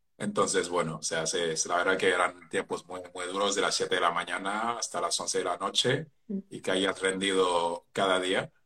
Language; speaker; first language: Spanish; non-native, fluent; Wolof